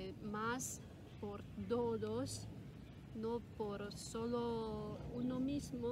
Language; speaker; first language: Spanish; non-native, fluent; Cantonese